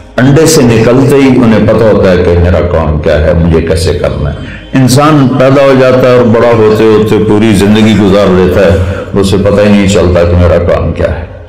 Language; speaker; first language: Urdu; non-native, local second language; Punjabi